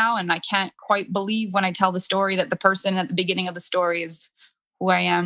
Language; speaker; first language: English; non-native, fluent; French